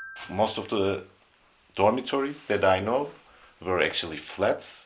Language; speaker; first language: English; non-native, fluent; Turkish